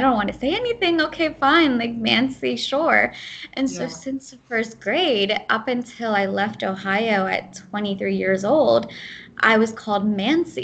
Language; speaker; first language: English; early bilingual, other home language; Gujarati